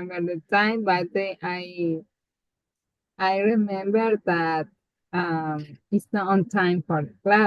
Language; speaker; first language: English; non-native, learner; Spanish